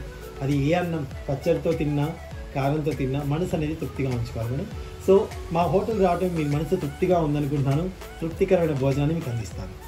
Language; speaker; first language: Telugu; native; Telugu